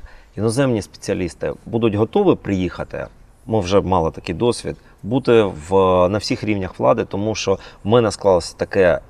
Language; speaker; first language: Ukrainian; native; Ukrainian